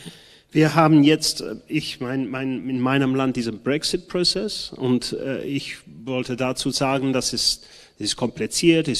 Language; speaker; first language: German; non-native, fluent; English